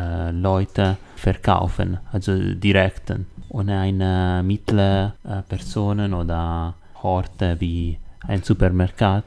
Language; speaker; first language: German; non-native, learner; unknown